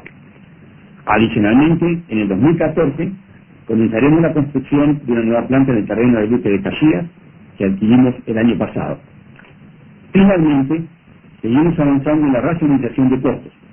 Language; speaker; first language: Spanish; native; Spanish